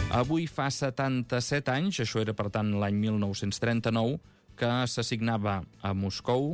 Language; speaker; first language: Catalan; native; Catalan